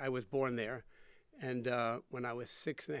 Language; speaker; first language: English; native; English